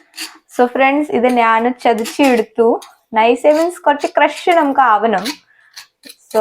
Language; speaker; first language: Malayalam; non-native, fluent; Hindi